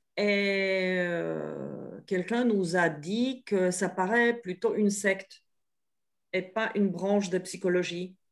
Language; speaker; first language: French; non-native, fluent; Polish